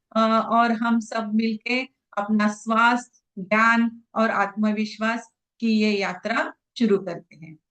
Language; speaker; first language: Hindi; non-native, local second language; Marathi